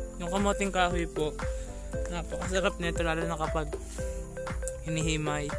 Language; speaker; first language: Filipino; non-native, local second language; Bikol